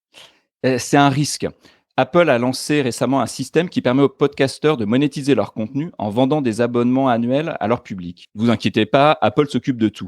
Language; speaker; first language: French; native; French